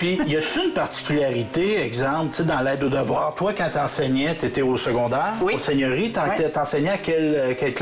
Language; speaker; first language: French; native; French